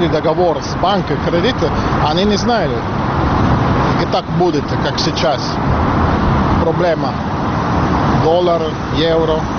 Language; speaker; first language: Russian; non-native, learner; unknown